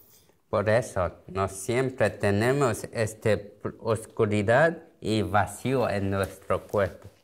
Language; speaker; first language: Spanish; non-native, learner; Korean